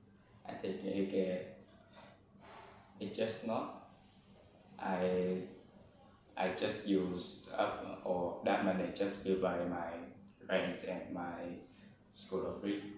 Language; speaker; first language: English; non-native, learner; Vietnamese